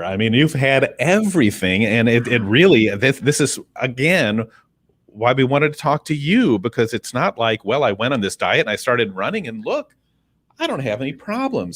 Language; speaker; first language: English; native; English